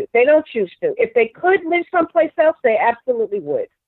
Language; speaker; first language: English; native; English